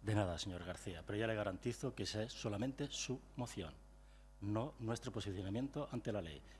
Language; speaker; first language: Spanish; non-native, local second language; Catalan